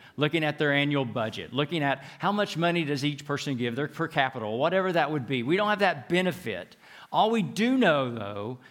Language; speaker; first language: English; native; English